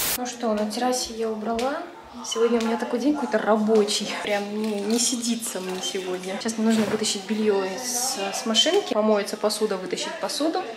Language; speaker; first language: Russian; native; Russian